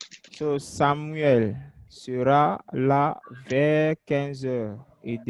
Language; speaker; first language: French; non-native, fluent; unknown